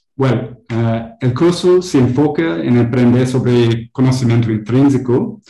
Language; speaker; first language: Spanish; non-native, learner; English